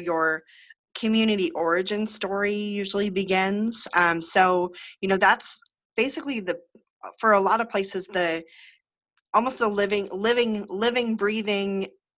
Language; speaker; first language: English; native; English